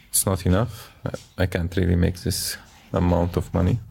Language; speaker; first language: English; non-native, fluent; Arabic